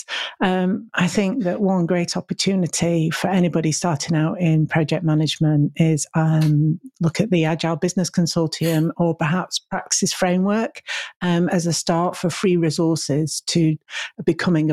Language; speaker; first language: English; native; English